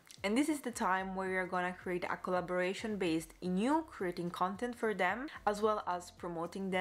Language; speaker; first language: English; non-native, fluent; Italian